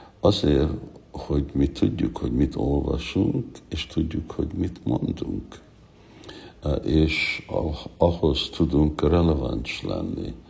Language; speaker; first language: Hungarian; non-native, learner; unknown